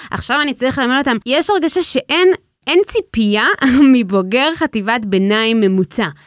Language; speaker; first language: Hebrew; native; Hebrew